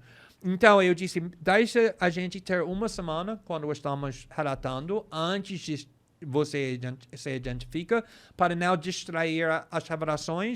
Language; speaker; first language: Portuguese; non-native, fluent; English